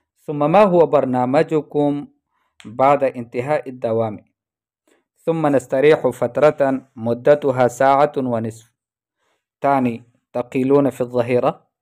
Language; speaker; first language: Arabic; non-native, fluent; Urdu